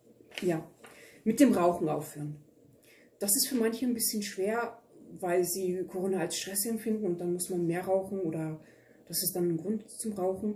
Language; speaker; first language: German; early bilingual, other home language; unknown